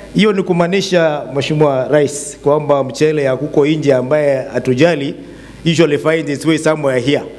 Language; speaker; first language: Swahili; non-native, local second language; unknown